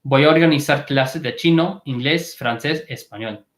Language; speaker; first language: Spanish; non-native, fluent; English